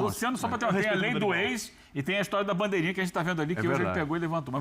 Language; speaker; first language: Portuguese; native; Portuguese